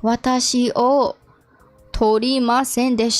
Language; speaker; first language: Japanese; non-native, learner; English